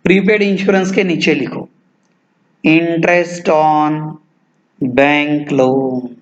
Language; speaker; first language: Hindi; non-native, local second language; Marathi